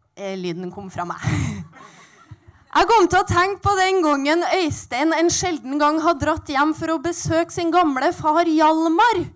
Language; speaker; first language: Norwegian; native; Norwegian